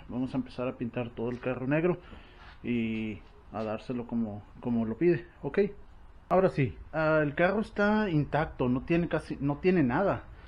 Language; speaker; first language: Spanish; early bilingual, heritage; Spanish